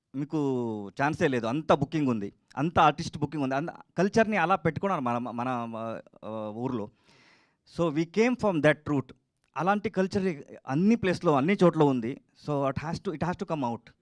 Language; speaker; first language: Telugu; non-native, learner; Kannada